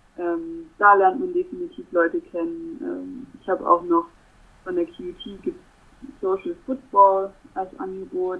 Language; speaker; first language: German; native; German